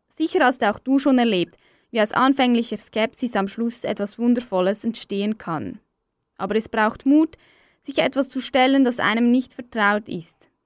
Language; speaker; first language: German; native; German